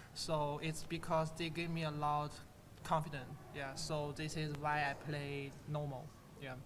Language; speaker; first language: English; non-native, learner; Chinese